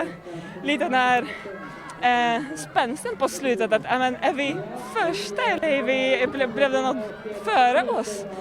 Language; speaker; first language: Swedish; non-native, fluent; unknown